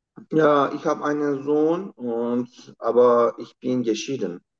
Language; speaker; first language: German; non-native, learner; Turkish